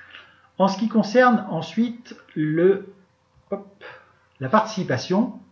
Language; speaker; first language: French; native; French